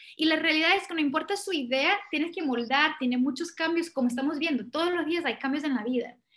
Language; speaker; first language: Spanish; non-native, fluent; Portuguese